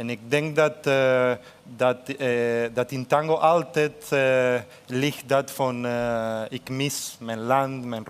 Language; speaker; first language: Dutch; non-native, fluent; Spanish